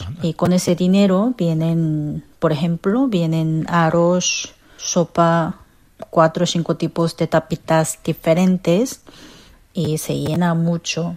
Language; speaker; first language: Spanish; non-native, learner; Korean